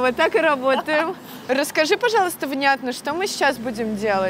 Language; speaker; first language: Russian; native; Russian